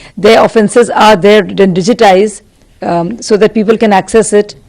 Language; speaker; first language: English; non-native, local second language; Hindi